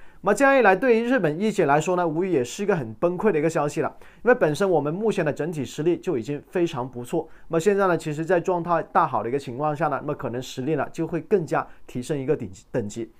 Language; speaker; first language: Chinese; native; Chinese